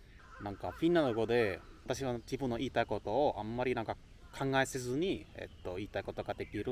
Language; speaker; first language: Japanese; non-native, learner; Finnish